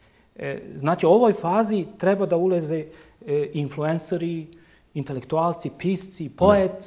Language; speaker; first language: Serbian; non-native, local second language; Turkish